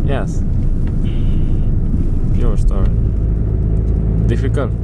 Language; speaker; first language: English; non-native, learner; Romanian